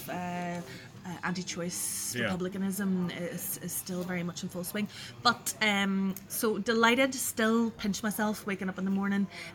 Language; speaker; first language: English; native; English